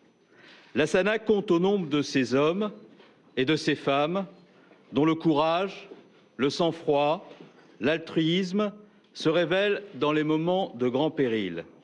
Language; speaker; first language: French; native; French